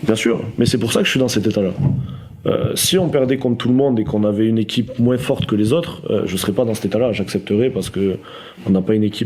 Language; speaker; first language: French; native; French